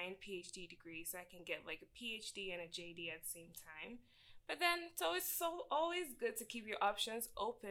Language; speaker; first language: English; non-native, local second language; Igbo